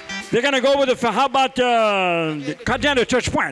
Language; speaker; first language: English; early bilingual, other home language; French